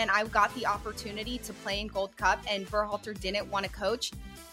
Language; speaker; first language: English; native; English